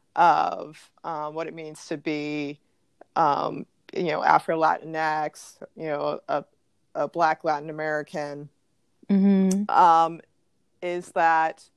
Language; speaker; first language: English; native; English